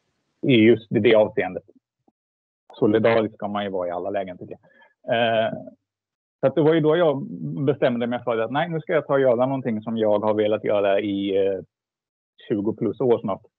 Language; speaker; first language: Swedish; native; Swedish